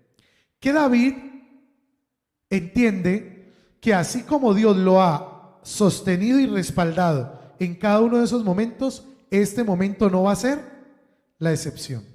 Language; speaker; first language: Spanish; native; Spanish